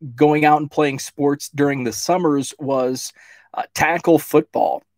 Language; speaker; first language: English; native; English